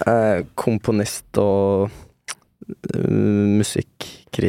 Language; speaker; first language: Norwegian; early bilingual, other home language; Turkish